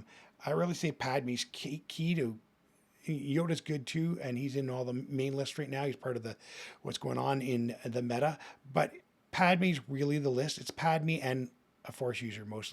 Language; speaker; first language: English; native; English